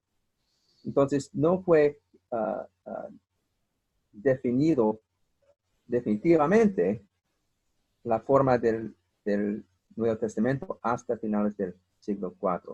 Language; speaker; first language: Spanish; non-native, fluent; English